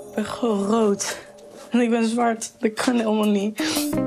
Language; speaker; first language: Dutch; native; Dutch